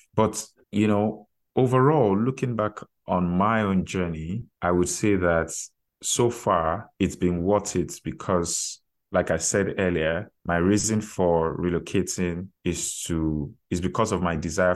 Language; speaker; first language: English; non-native, local second language; Yoruba